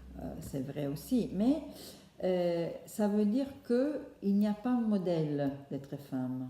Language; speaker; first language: French; non-native, fluent; Italian